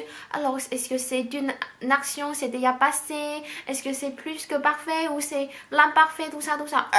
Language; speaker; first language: French; non-native, fluent; Chinese